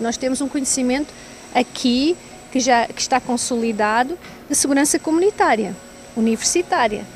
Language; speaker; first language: Portuguese; native; Portuguese